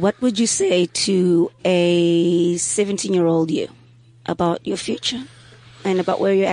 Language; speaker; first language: English; non-native, local second language; Xhosa